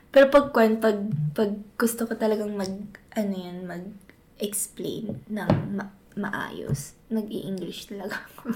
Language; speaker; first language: Filipino; early bilingual, heritage; Filipino